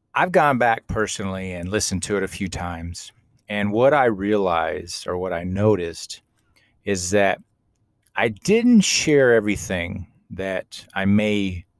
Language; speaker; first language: English; native; English